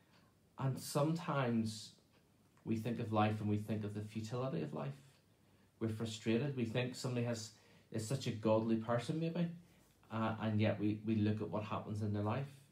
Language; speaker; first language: English; native; English